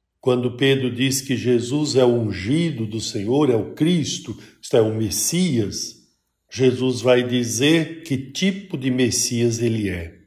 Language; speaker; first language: Portuguese; native; Portuguese